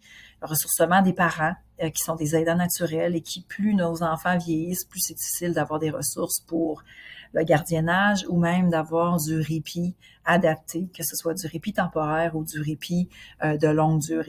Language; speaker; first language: French; native; French